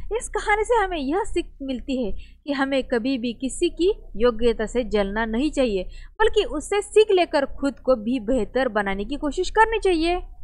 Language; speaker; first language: Hindi; non-native, local second language; Marathi